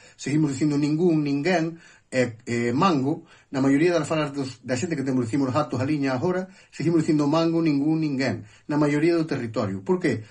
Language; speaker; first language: Galician; native; Galician